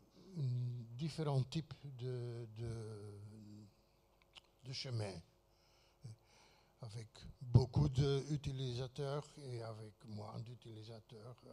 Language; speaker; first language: French; non-native, fluent; Dutch